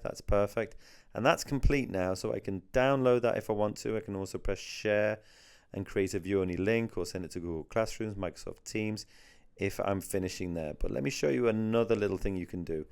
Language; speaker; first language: English; native; English